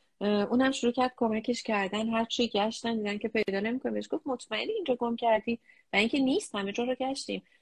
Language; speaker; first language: Persian; native; Persian